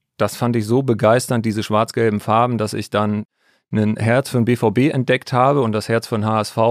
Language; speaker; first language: German; native; German